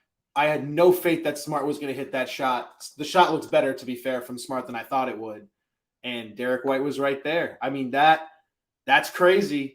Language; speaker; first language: English; native; English